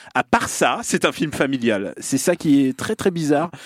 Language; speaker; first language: French; non-native, fluent; Russian